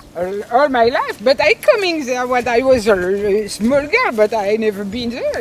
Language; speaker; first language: English; non-native, learner; French